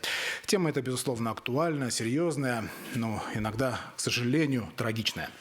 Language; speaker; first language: Russian; native; Russian